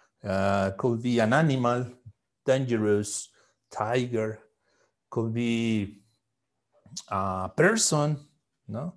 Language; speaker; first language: English; non-native, fluent; Spanish